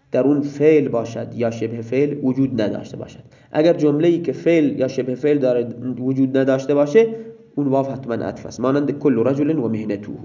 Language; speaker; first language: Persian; non-native, local second language; Baluchi